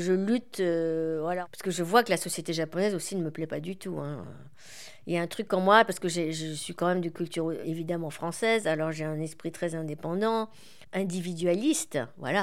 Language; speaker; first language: French; native; French